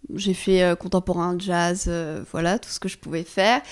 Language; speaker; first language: French; native; French